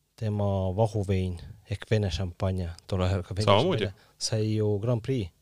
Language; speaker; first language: Estonian; non-native, local second language; Russian